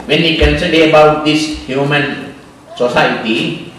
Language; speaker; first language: English; non-native, local second language; Sinhala